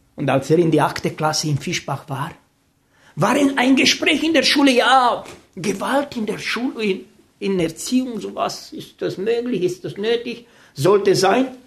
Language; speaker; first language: German; non-native, fluent; Romanian